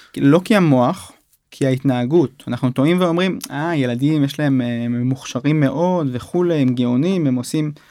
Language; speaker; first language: Hebrew; native; Hebrew